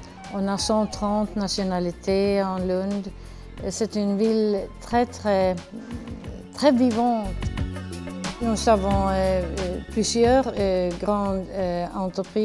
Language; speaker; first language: French; non-native, fluent; Swedish